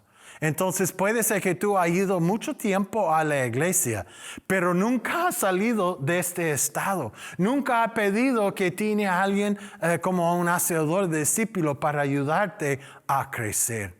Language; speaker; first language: Spanish; non-native, learner; English